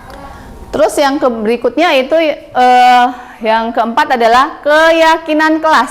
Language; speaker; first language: Indonesian; native; Indonesian